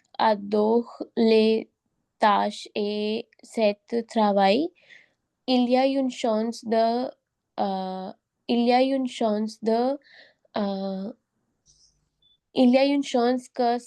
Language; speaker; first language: French; non-native, learner; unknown